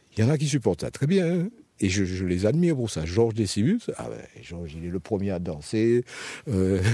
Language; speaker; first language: French; native; French